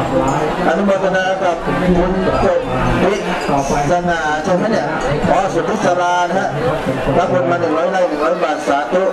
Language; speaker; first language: Thai; native; Thai